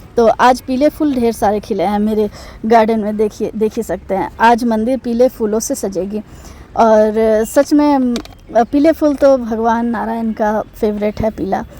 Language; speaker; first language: Hindi; non-native, local second language; Bangla